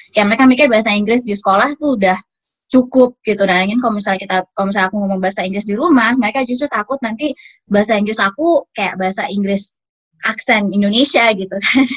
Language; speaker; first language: Indonesian; native; Indonesian